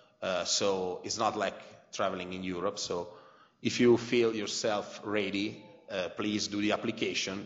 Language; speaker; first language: English; non-native, fluent; Italian